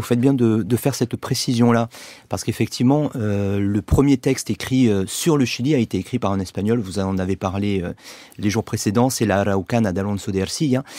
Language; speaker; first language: French; native; French